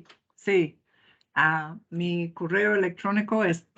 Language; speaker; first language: Spanish; non-native, fluent; English